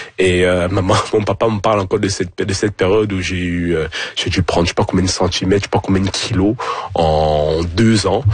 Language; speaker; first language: French; early bilingual, other home language; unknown